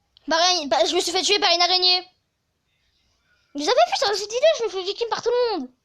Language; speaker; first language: French; native; French